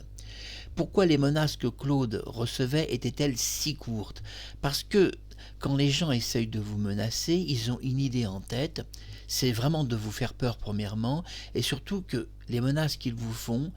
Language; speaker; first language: French; native; French